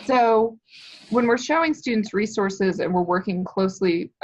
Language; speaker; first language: English; native; English